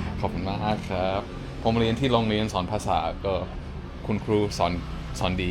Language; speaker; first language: Thai; non-native, learner; English